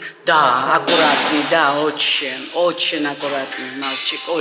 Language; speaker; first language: Russian; non-native, learner; Georgian